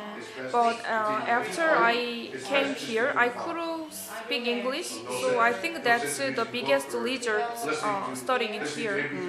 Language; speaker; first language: English; non-native, learner; Korean